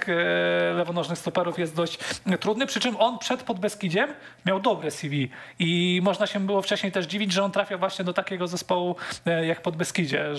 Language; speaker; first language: Polish; native; Polish